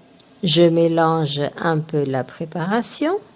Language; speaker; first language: French; non-native, fluent; Spanish